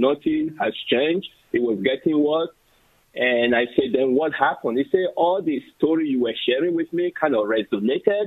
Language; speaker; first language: English; non-native, local second language; Bini